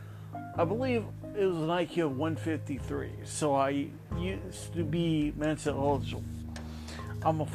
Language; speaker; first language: English; native; English